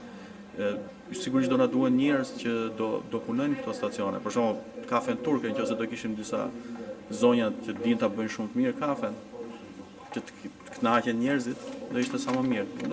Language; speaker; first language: Albanian; native; Albanian